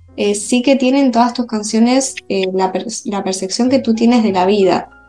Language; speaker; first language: Spanish; native; Spanish